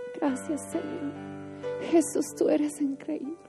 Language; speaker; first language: Spanish; non-native, fluent; English